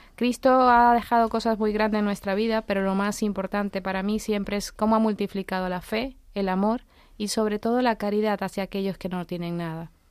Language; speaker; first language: Spanish; native; Spanish